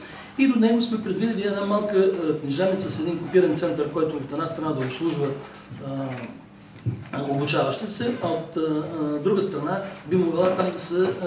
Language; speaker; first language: Bulgarian; native; Bulgarian